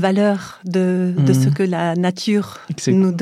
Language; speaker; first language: French; native; French